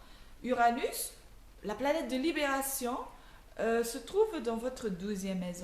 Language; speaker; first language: French; non-native, learner; Dutch